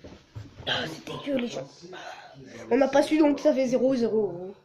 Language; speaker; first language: French; native; French